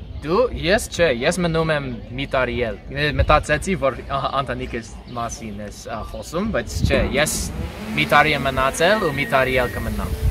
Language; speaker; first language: Armenian; non-native, learner; English